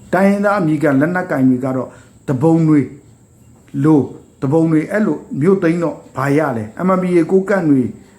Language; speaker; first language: Burmese; native; Burmese